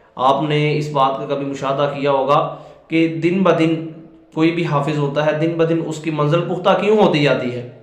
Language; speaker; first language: Urdu; non-native, local second language; Punjabi